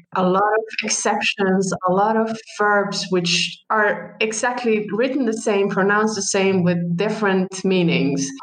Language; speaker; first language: English; non-native, fluent; Arabic